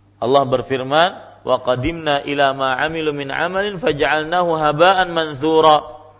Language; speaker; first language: Indonesian; non-native, local second language; Banjar